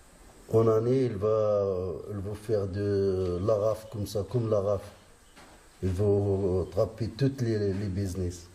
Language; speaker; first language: French; non-native, learner; Arabic